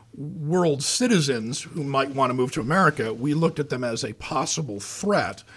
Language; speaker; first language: English; native; English